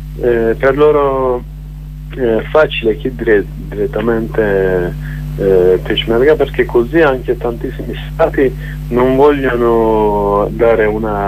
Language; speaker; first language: Italian; non-native, learner; Kurdish